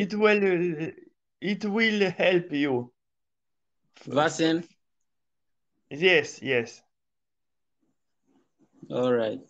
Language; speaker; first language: English; non-native, learner; Italian